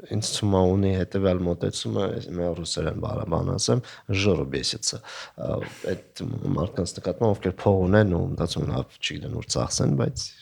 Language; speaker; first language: Armenian; native; Armenian